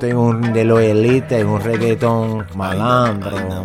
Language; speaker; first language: Spanish; native; Spanish